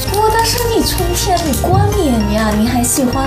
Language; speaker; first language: Chinese; non-native, fluent; Thai